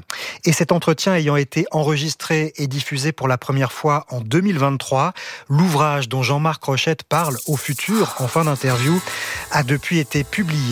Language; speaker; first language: French; native; French